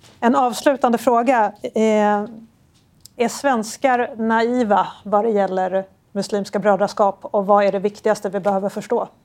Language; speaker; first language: Swedish; native; Swedish